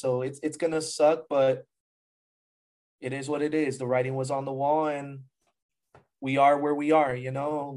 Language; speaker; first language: English; early bilingual, other home language; Spanish